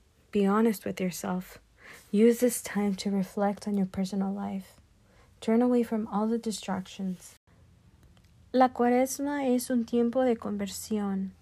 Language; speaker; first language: English; early bilingual, other home language; Spanish